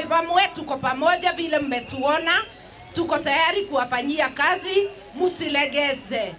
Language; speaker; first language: Swahili; non-native, local second language; Kikuyu